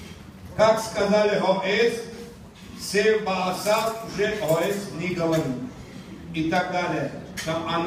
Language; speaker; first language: Russian; non-native, local second language; Tajik